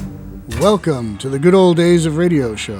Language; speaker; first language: English; native; English